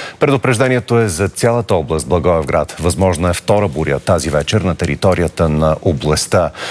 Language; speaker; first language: Bulgarian; native; Bulgarian